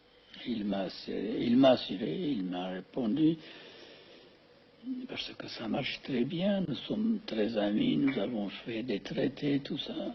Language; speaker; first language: French; non-native, fluent; Amharic